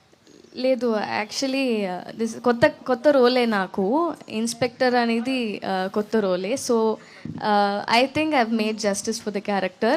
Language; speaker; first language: Telugu; non-native, fluent; Tamil